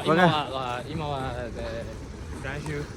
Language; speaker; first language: Japanese; non-native, learner; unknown